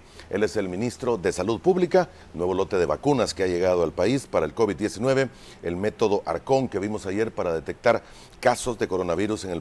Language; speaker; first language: Spanish; native; Spanish